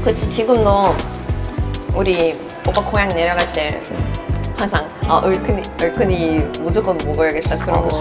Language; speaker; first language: Korean; non-native, fluent; Swedish